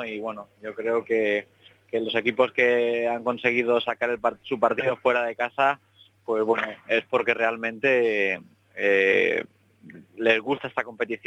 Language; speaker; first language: Spanish; native; Spanish